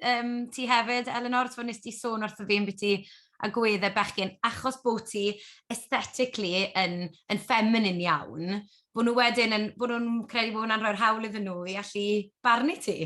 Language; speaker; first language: Welsh; native; Welsh